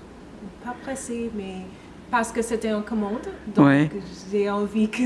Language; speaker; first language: French; non-native, learner; English